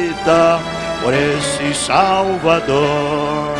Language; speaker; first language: Portuguese; native; Portuguese